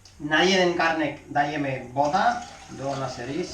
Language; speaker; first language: Polish; non-native, learner; Spanish